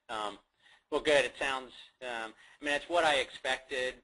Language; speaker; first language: English; native; English